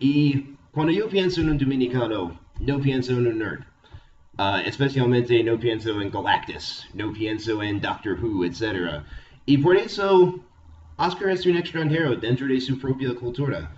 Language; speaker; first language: Spanish; non-native, fluent; English